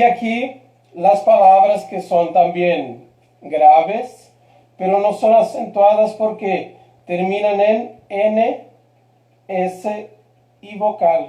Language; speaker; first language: Spanish; non-native, fluent; Portuguese